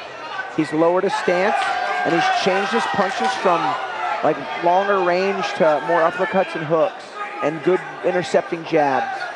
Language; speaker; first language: English; native; English